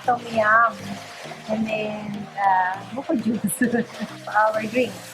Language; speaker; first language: English; non-native, local second language; Filipino